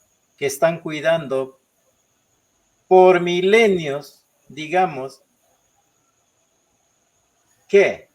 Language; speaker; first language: Spanish; non-native, local second language; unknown